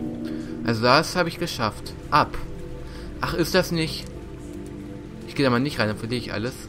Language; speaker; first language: German; native; German